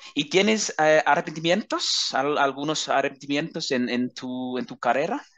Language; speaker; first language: Spanish; non-native, fluent; English